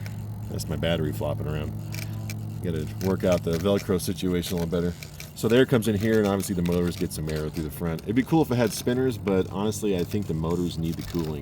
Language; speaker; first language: English; native; English